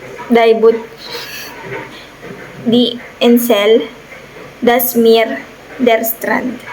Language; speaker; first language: German; non-native, learner; Bikol